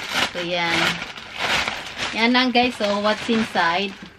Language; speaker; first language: English; non-native, local second language; Filipino